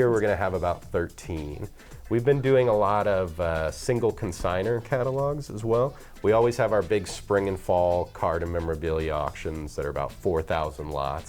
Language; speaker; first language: English; native; English